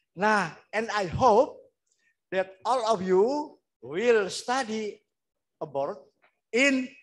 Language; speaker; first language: English; non-native, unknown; Indonesian